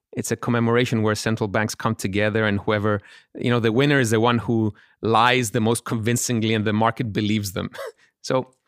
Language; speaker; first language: English; non-native, fluent; Greek